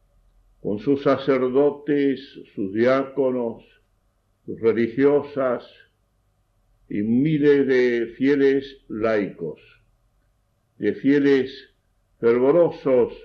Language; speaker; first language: Spanish; native; Spanish